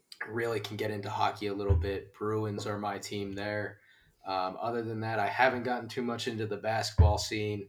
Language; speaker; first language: English; native; English